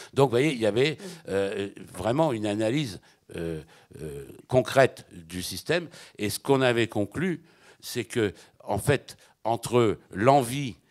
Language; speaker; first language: French; native; French